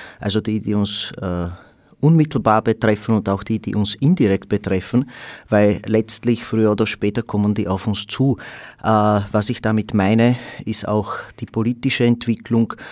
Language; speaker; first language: German; non-native, fluent; Slovak